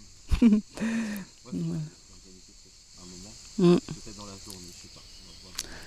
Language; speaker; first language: French; native; French